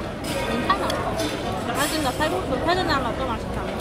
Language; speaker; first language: Korean; non-native, learner; Vietnamese